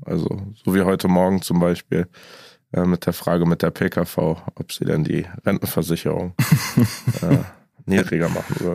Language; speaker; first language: German; native; German